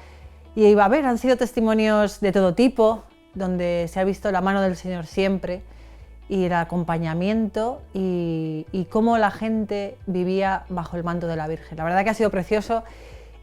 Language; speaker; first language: Spanish; native; Spanish